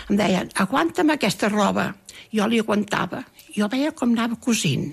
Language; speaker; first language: Catalan; native; Catalan